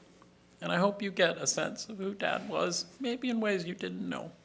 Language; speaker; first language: English; native; English